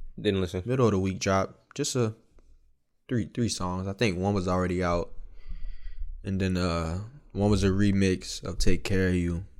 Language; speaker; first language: English; native; English